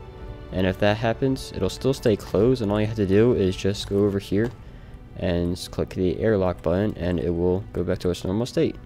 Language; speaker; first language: English; native; English